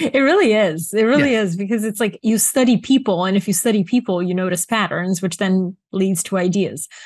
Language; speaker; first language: English; early bilingual, other home language; Bulgarian